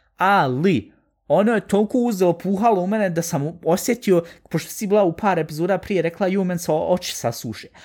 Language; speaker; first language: Bosnian; early bilingual, heritage; Bosnian